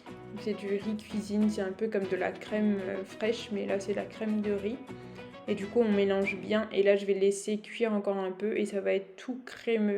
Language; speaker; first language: French; native; French